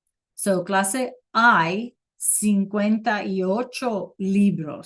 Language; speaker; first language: Spanish; non-native, fluent; English